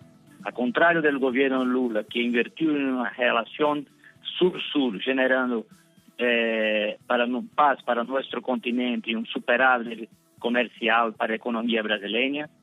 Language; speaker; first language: Spanish; non-native, fluent; Portuguese